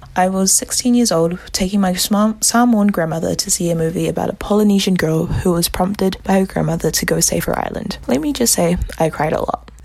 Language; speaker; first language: English; native; English